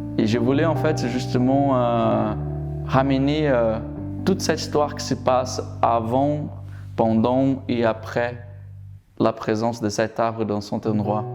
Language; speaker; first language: French; non-native, fluent; Portuguese